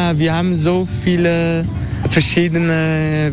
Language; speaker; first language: German; non-native, learner; Turkish